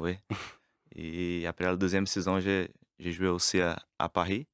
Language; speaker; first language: French; non-native, learner; Portuguese